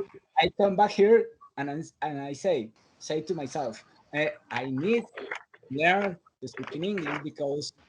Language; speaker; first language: English; non-native, learner; Spanish